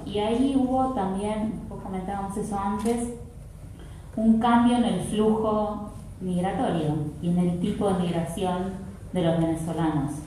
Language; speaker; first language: Spanish; native; Spanish